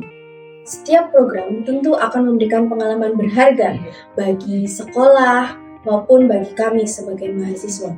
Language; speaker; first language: Indonesian; native; Indonesian